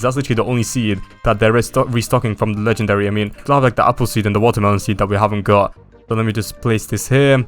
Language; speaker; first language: English; native; English